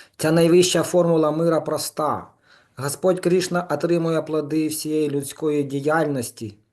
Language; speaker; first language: Ukrainian; non-native, local second language; Russian